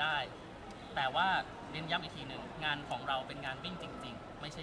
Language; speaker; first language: Thai; native; Thai